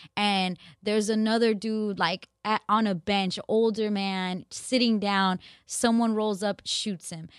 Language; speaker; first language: English; native; English